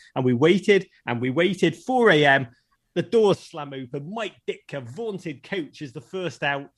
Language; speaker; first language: English; native; English